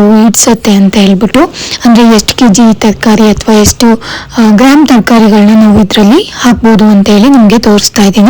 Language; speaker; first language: Kannada; native; Kannada